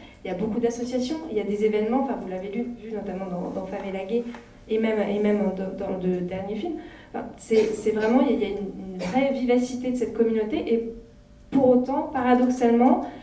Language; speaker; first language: French; native; French